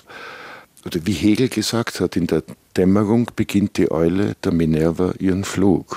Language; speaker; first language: German; native; German